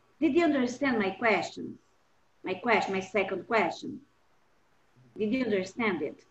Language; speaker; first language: English; non-native, fluent; Portuguese